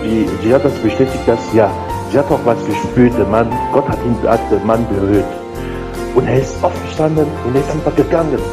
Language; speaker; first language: German; non-native, learner; French